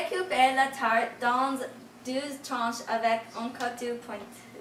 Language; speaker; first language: French; non-native, learner; English